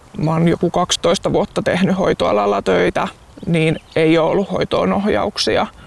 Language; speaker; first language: Finnish; native; Finnish